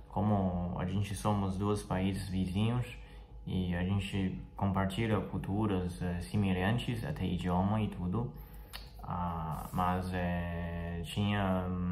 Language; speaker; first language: Portuguese; non-native, fluent; Chinese